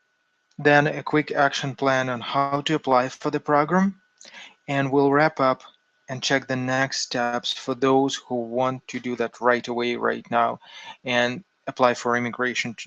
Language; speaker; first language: English; non-native, fluent; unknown